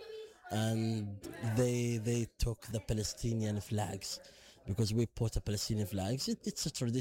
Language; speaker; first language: English; non-native, fluent; Arabic